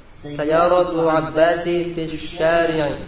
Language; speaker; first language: Arabic; non-native, learner; Indonesian